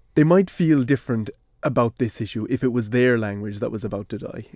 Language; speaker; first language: English; native; English